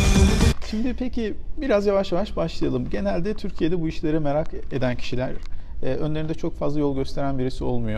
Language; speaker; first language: Turkish; native; Turkish